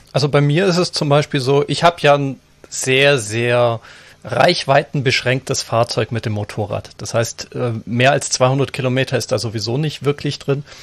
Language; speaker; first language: German; native; German